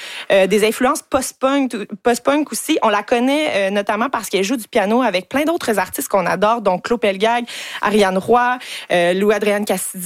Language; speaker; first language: French; native; French